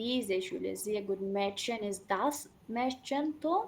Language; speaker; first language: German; non-native, learner; Urdu